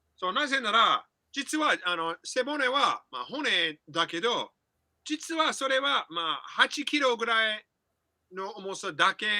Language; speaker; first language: Japanese; non-native, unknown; English